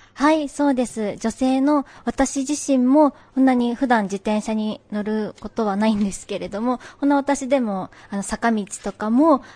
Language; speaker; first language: Japanese; native; Japanese